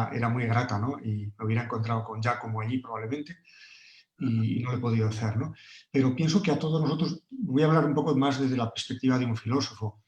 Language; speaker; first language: Spanish; native; Spanish